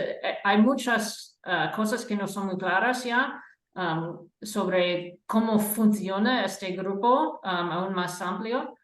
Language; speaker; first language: Spanish; non-native, fluent; English